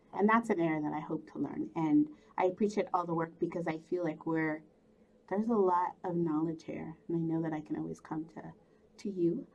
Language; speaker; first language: English; early bilingual, other home language; Spanish